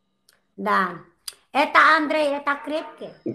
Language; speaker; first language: Russian; non-native, learner; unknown